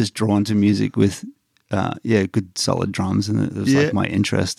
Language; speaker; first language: English; native; English